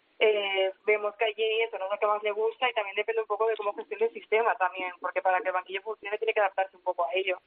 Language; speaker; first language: Spanish; native; Spanish